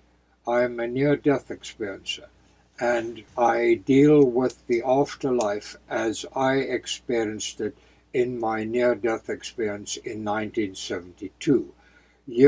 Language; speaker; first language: English; native; English